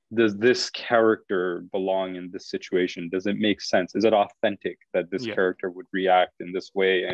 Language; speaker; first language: English; native; English